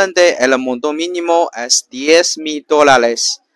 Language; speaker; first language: Spanish; non-native, learner; Chinese